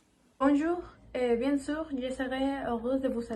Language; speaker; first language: French; non-native, learner; Spanish